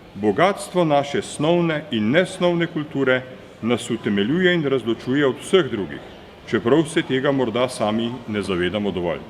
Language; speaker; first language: Slovenian; native; Slovenian